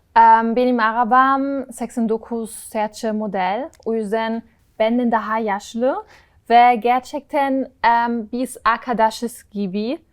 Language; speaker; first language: Turkish; non-native, learner; German